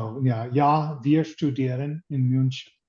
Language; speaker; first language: German; non-native, learner; English